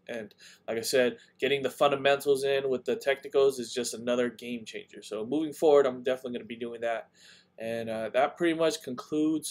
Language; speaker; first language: English; native; English